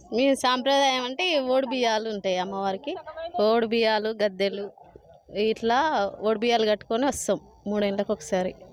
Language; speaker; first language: Telugu; native; Telugu